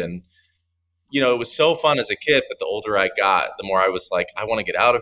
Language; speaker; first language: English; native; English